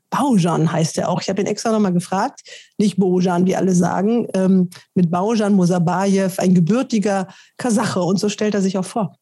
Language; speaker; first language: German; native; German